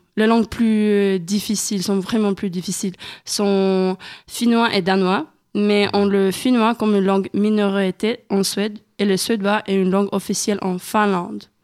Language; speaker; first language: French; non-native, learner; Swedish